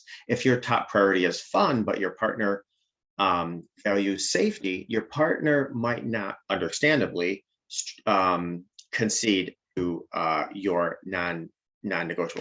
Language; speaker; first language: English; native; English